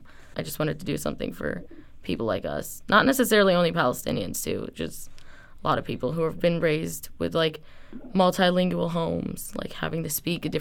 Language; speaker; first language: English; native; English